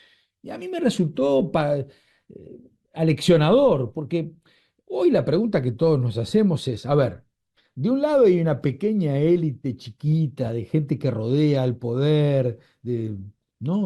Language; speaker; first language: Spanish; native; Spanish